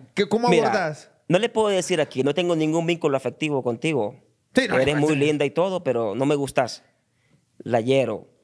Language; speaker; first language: Spanish; native; Spanish